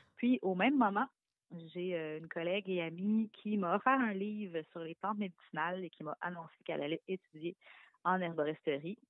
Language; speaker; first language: French; native; French